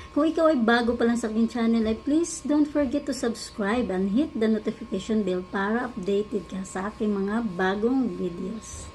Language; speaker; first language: Filipino; native; Filipino